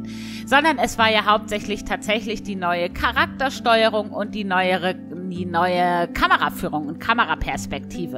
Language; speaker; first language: German; native; German